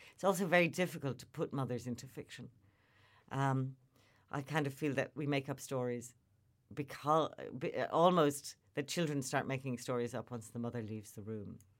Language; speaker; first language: English; native; English